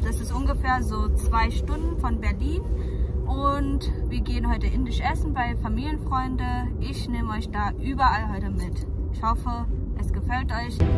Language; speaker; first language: German; early bilingual, other home language; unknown